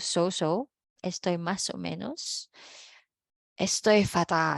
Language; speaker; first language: Spanish; non-native, fluent; Filipino